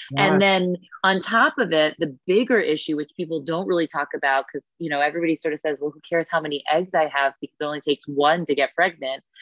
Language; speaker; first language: English; native; English